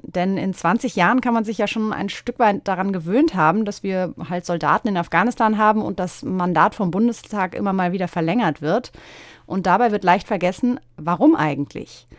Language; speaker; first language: German; native; German